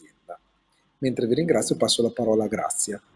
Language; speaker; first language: Italian; native; Italian